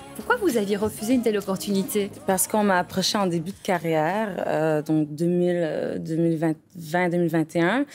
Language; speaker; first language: French; native; French